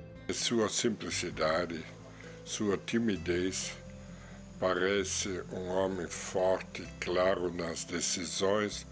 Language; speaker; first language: Portuguese; non-native, fluent; German